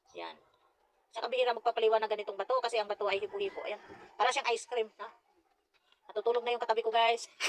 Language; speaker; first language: Filipino; non-native, local second language; Cebuano